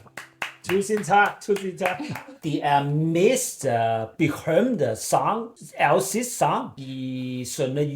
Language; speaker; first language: Danish; non-native, learner; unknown